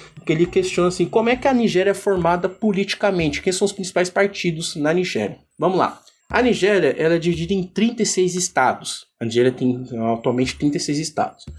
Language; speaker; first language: Portuguese; early bilingual, other home language; Igbo